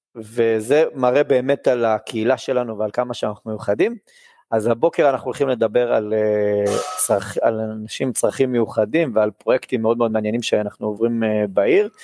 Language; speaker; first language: Hebrew; native; Hebrew